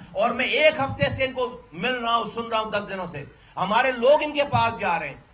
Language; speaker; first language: Urdu; native; Urdu